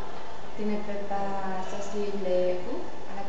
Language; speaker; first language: French; non-native, learner; Spanish